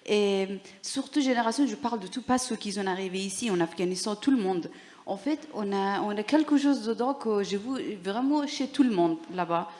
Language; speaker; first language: French; non-native, learner; Persian